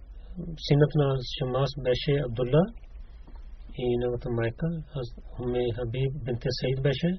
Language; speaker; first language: Bulgarian; non-native, learner; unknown